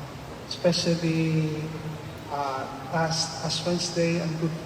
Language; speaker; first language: English; non-native, local second language; Filipino